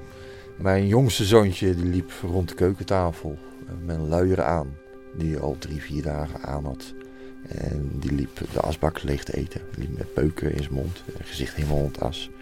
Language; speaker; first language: Dutch; native; Dutch